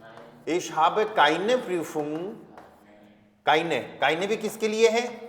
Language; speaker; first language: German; non-native, fluent; Hindi